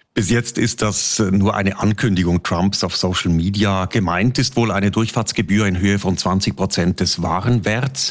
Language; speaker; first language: German; native; German